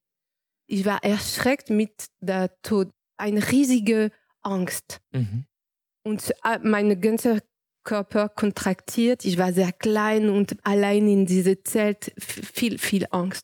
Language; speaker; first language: German; non-native, learner; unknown